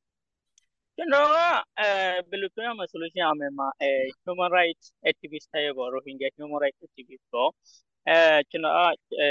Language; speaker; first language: Burmese; non-native, local second language; Rohingya